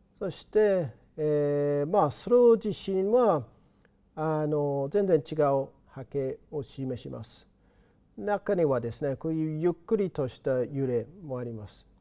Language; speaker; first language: Japanese; non-native, fluent; English